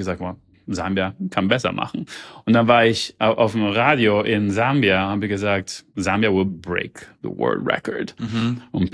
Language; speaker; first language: German; early bilingual, heritage; German